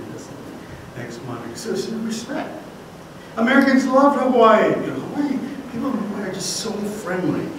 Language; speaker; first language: English; native; English